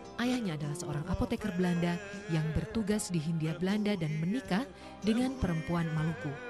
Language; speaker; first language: Indonesian; native; Indonesian